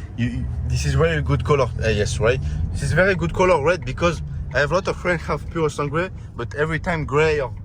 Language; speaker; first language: English; non-native, learner; French